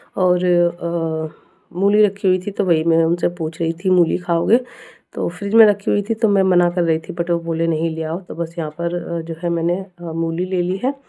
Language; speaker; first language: Hindi; native; Hindi